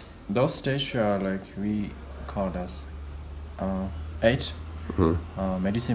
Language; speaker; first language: English; non-native, learner; Tibetan